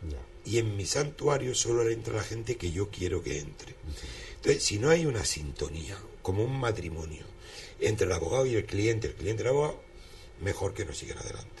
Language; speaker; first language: Spanish; native; Spanish